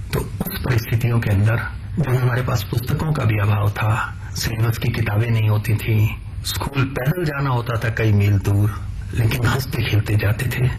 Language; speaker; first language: Hindi; non-native, local second language; Punjabi